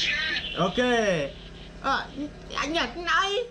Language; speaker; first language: Vietnamese; non-native, learner; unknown